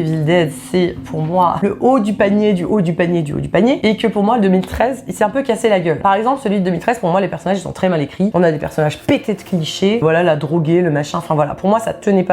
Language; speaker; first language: French; native; French